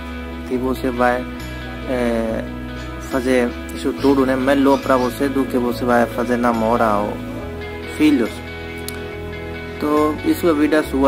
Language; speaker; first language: Portuguese; non-native, learner; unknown